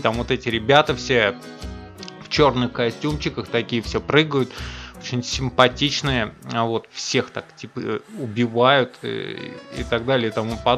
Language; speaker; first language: Russian; native; Russian